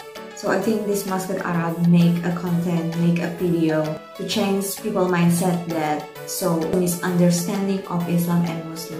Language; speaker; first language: English; non-native, learner; Indonesian